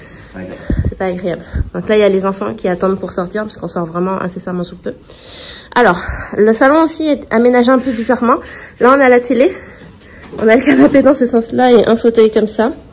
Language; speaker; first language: French; native; French